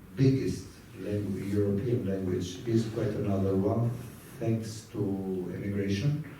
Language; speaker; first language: English; non-native, fluent; Albanian